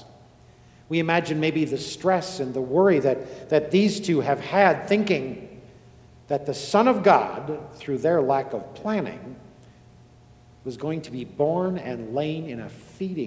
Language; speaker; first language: English; native; English